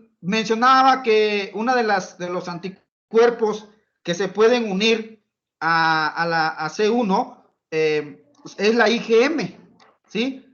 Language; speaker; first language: Spanish; native; Spanish